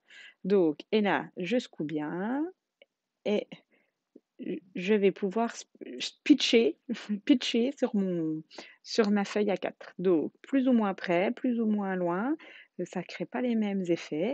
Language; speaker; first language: French; native; French